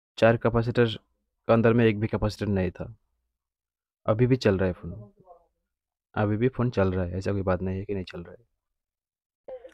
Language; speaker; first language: Hindi; non-native, local second language; Bangla